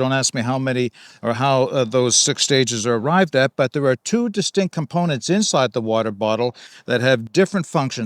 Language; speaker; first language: English; native; English